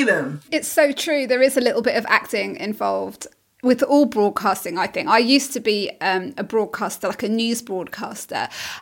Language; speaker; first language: English; native; English